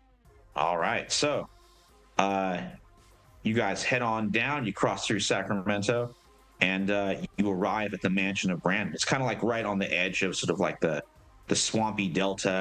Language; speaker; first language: English; native; English